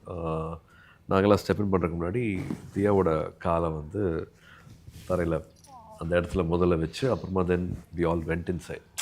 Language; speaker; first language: Tamil; native; Tamil